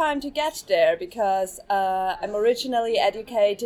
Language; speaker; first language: English; non-native, fluent; German